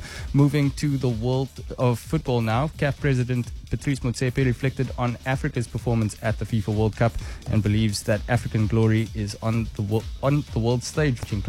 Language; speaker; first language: English; native; English